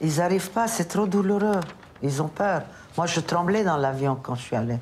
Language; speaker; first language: French; non-native, local second language; Arabic